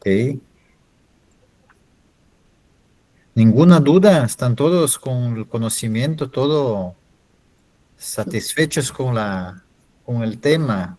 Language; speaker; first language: Spanish; non-native, fluent; Portuguese